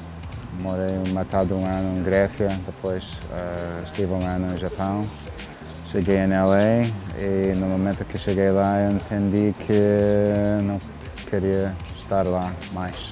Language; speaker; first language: Portuguese; non-native, fluent; English